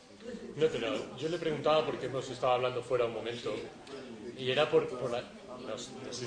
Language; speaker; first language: Spanish; native; Spanish